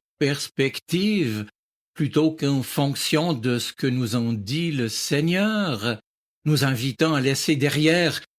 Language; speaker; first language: French; native; French